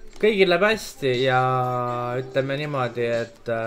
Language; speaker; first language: Estonian; native; Estonian